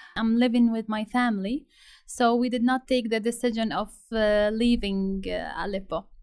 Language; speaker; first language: English; non-native, fluent; Arabic